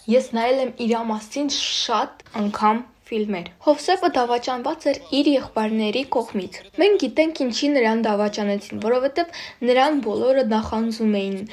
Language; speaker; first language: Armenian; non-native, local second language; Russian